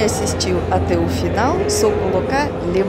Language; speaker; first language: Portuguese; non-native, fluent; Russian